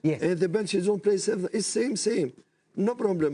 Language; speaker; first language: English; non-native, learner; French